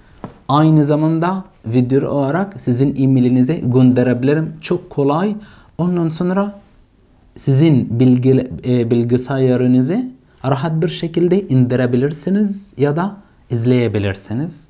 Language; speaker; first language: Turkish; non-native, fluent; Arabic